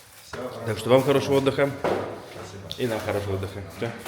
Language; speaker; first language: Russian; native; Russian